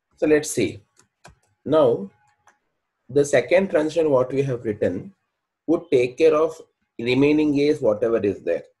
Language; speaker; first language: English; non-native, local second language; Kannada